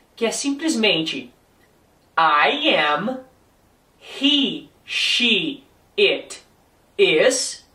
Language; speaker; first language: Portuguese; native; Portuguese